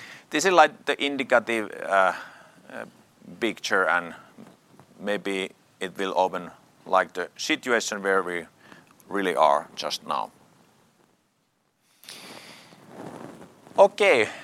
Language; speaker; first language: English; non-native, fluent; Finnish